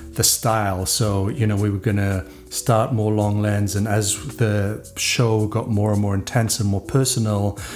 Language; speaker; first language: English; native; English